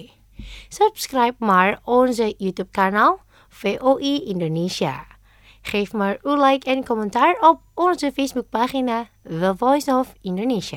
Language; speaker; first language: Dutch; non-native, fluent; Indonesian